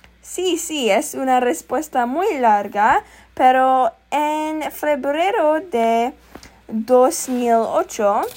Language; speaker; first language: Spanish; non-native, learner; English